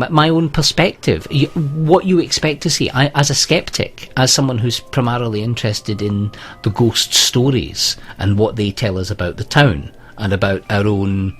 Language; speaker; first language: English; native; English